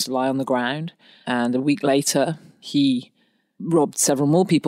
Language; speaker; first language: English; native; English